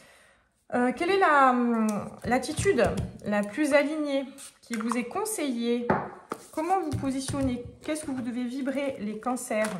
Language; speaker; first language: French; native; French